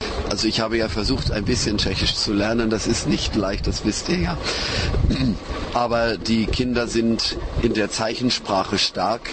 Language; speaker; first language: German; native; German